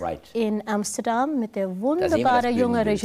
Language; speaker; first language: German; non-native, fluent; English